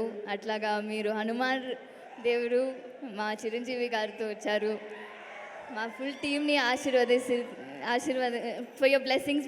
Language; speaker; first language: Telugu; non-native, local second language; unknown